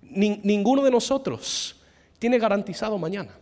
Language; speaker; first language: Spanish; non-native, fluent; English